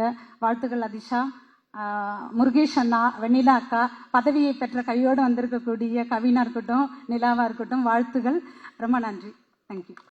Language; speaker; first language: Tamil; native; Tamil